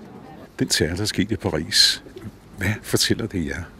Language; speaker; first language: Danish; native; Danish